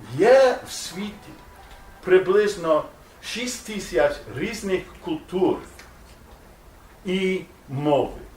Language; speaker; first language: Ukrainian; non-native, learner; English